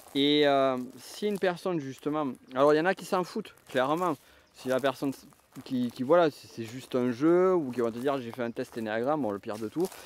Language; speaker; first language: French; native; French